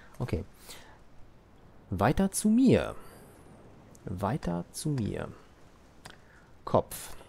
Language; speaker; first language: German; native; German